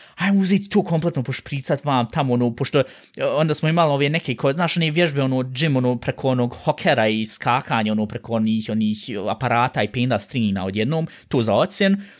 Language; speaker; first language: Bosnian; early bilingual, heritage; Bosnian